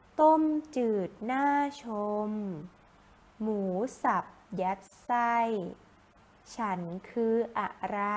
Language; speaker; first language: Thai; native; Thai